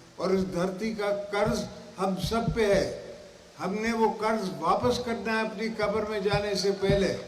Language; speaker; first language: Urdu; non-native, local second language; Saraiki